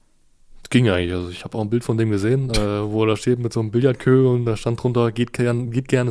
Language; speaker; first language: German; native; German